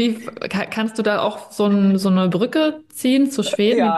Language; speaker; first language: German; native; German